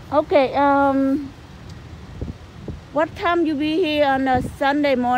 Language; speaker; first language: English; non-native, learner; Vietnamese